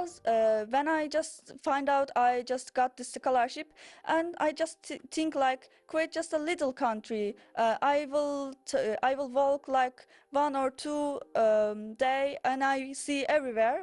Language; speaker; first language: English; non-native, learner; Turkish